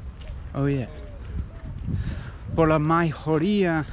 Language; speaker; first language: Spanish; non-native, learner; English